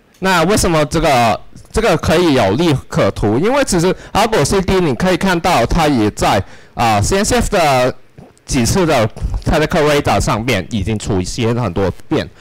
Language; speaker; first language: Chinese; non-native, local second language; Cantonese